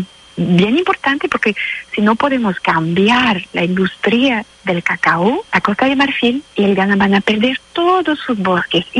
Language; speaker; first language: Spanish; non-native, fluent; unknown